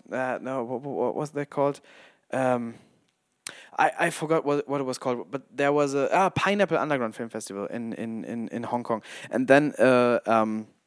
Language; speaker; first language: English; non-native, fluent; German